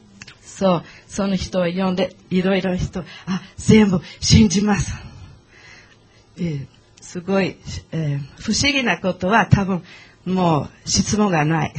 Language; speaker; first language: Japanese; non-native, learner; English